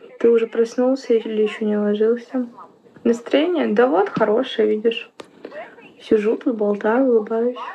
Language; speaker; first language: Russian; native; Russian